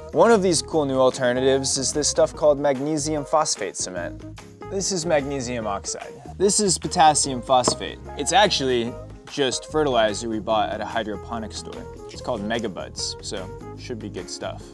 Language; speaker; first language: English; native; English